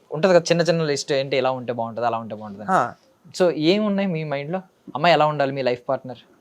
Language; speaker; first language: Telugu; native; Telugu